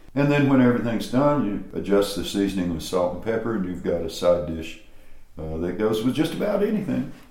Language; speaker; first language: English; native; English